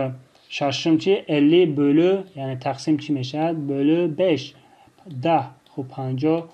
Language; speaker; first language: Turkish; non-native, fluent; Tajik